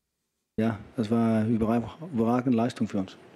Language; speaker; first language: German; non-native, fluent; Danish